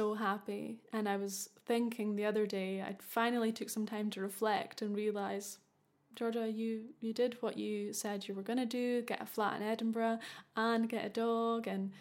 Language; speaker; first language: English; native; English